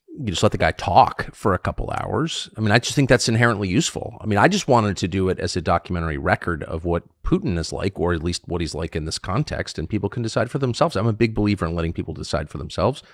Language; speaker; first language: English; native; English